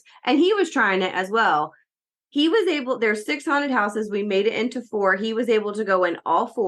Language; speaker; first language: English; native; English